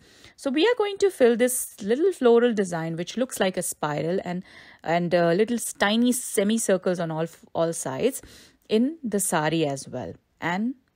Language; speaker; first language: English; non-native, local second language; Hindi